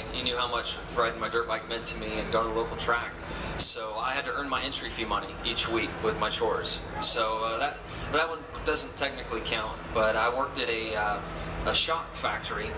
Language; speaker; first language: English; native; English